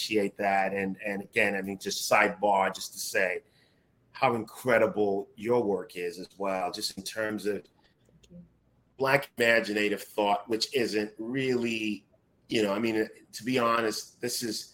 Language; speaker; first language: English; non-native, local second language; Akan